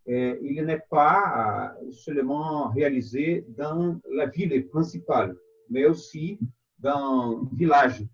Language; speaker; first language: French; non-native, fluent; Portuguese